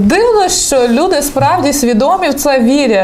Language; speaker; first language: Ukrainian; native; Ukrainian